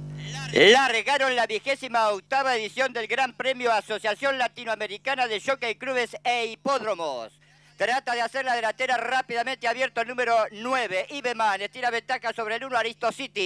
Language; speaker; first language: Spanish; native; Spanish